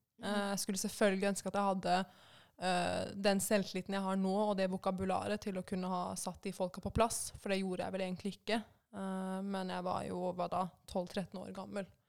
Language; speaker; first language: Norwegian; early bilingual, other home language; Persian